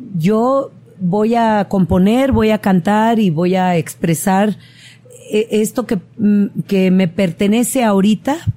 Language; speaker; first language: Spanish; native; Spanish